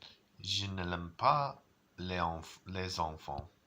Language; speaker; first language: French; non-native, learner; English